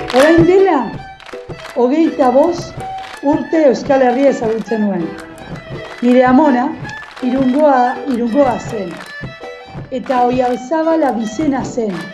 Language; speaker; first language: Basque; non-native, learner; Spanish